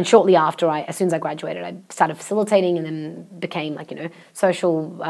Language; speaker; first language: English; non-native, local second language; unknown